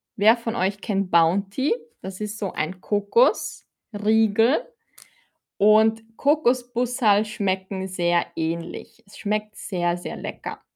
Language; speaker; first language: German; non-native, fluent; Filipino